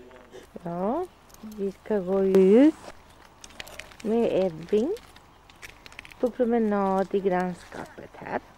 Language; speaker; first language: Swedish; non-native, learner; Spanish